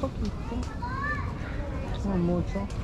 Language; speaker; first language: Spanish; non-native, learner; English